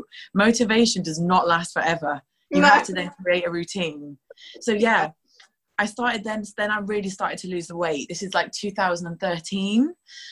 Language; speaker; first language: English; native; English